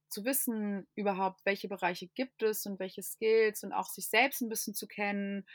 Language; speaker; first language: German; non-native, fluent; English